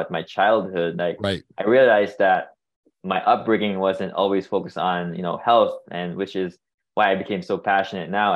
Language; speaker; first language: English; non-native, local second language; Filipino